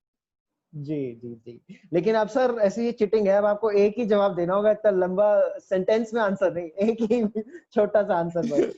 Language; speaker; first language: Hindi; native; Hindi